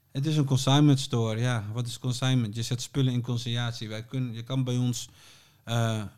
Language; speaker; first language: Dutch; native; Dutch